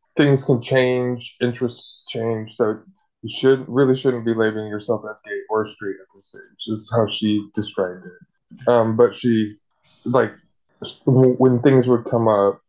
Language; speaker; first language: English; native; English